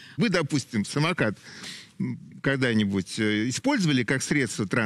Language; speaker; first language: Russian; native; Russian